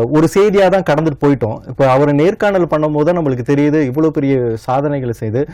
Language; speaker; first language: Tamil; early bilingual, heritage; Tamil